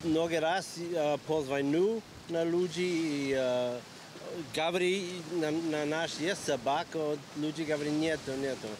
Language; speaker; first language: Ukrainian; non-native, learner; Polish